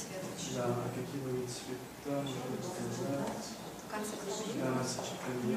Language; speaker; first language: Russian; non-native, learner; French